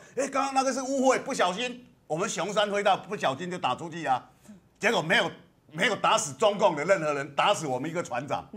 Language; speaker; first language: Chinese; native; Chinese